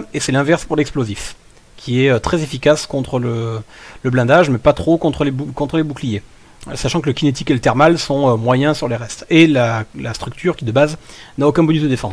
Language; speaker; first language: French; native; French